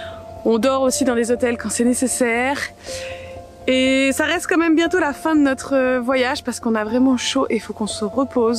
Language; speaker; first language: French; native; French